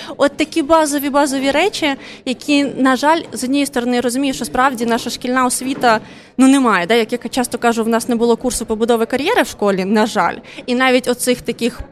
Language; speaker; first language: Ukrainian; non-native, local second language; Russian